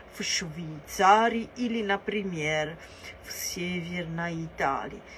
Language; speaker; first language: Russian; non-native, learner; Italian